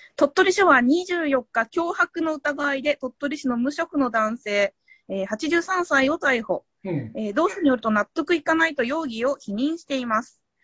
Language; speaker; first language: Japanese; native; Japanese